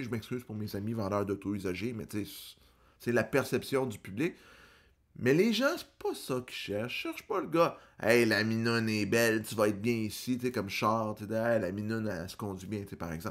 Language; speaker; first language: French; native; French